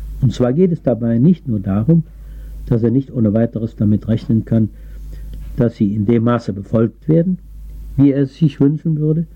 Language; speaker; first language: German; native; German